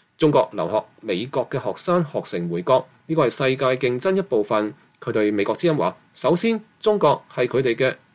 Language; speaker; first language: Chinese; non-native, local second language; Cantonese